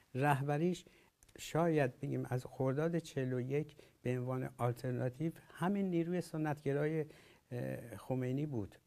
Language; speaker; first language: Persian; native; Persian